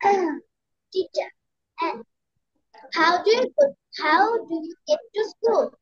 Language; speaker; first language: English; non-native, learner; Bangla